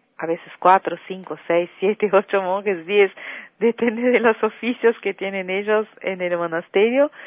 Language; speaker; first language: Spanish; non-native, fluent; Portuguese